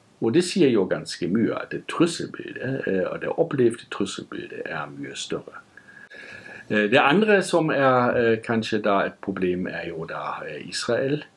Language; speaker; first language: Norwegian; non-native, fluent; German